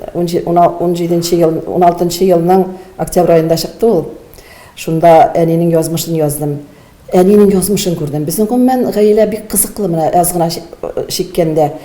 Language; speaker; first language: Tatar; native; Tatar